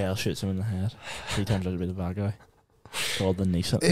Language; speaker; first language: English; native; English